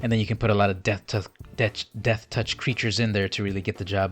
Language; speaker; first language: English; native; English